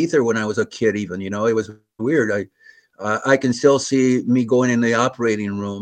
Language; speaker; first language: English; native; English